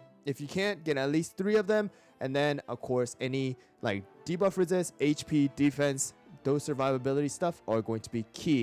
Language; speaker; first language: English; native; English